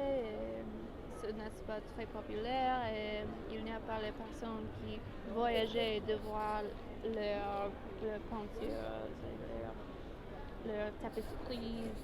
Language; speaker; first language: French; non-native, learner; English